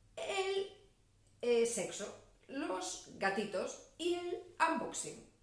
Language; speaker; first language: Spanish; non-native, local second language; Galician